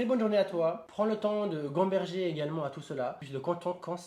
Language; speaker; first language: French; native; French